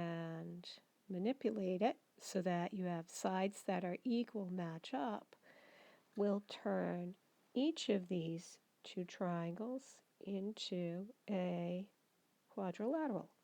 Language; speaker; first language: English; native; English